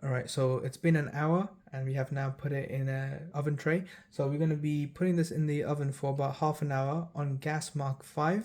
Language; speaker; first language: English; early bilingual, other home language; Tamil